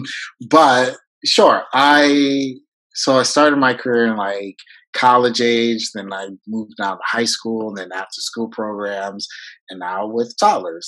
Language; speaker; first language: English; early bilingual, other home language; French